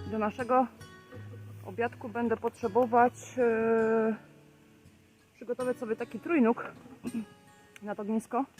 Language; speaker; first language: Polish; native; Polish